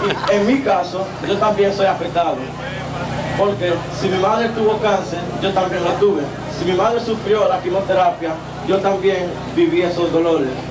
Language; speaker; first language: Spanish; early bilingual, heritage; Spanish